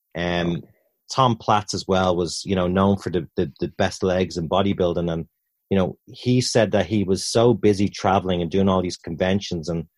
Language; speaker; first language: English; native; English